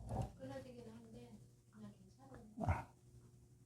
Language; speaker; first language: Korean; native; Korean